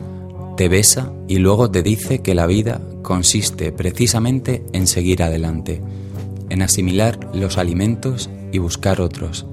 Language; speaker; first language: Spanish; native; Spanish